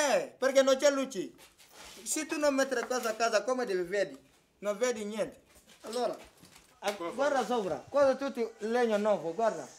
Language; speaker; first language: Italian; non-native, learner; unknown